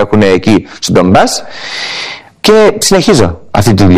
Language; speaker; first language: Greek; early bilingual, heritage; Greek